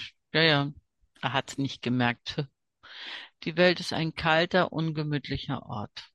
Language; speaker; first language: German; native; German